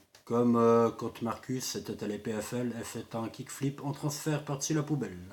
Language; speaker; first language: French; native; French